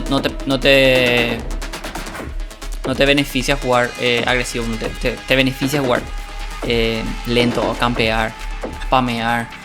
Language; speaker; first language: Spanish; native; Spanish